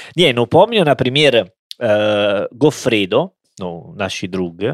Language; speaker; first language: Russian; non-native, learner; Italian